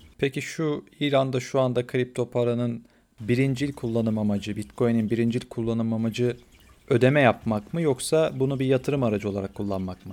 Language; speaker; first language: Turkish; native; Turkish